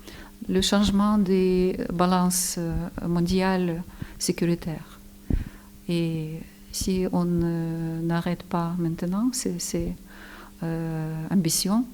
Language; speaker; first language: French; non-native, fluent; Ukrainian